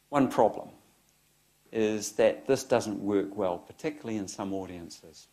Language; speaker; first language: English; native; English